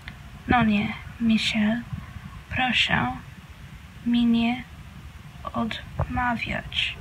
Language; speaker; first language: Polish; non-native, learner; English